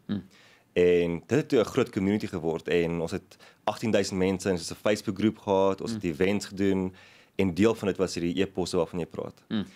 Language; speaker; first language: Afrikaans; native; Afrikaans